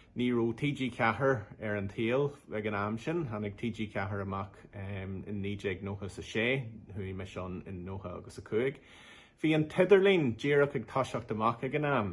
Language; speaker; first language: Irish; non-native, local second language; English